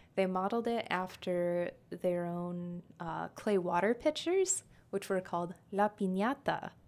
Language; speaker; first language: English; native; English